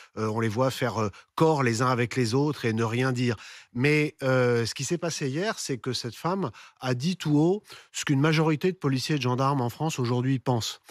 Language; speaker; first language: French; native; French